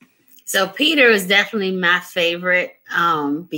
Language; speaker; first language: English; native; English